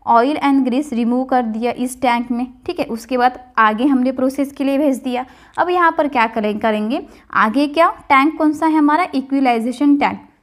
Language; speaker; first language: Hindi; non-native, local second language; Marathi